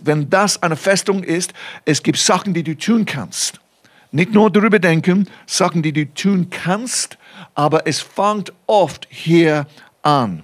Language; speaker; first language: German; non-native, fluent; English